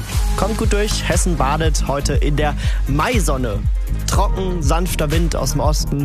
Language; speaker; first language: German; native; German